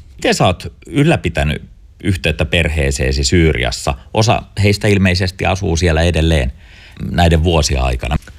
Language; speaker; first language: Finnish; native; Finnish